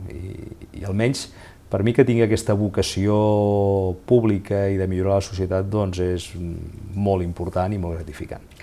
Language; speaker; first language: Catalan; native; Catalan